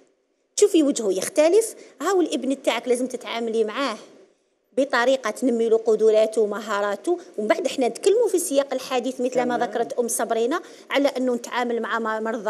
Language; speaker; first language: Arabic; native; Arabic